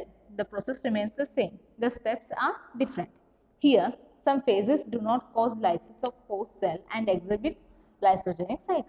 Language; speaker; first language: English; non-native, local second language; Kannada